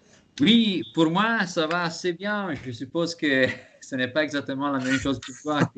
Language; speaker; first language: French; non-native, fluent; Italian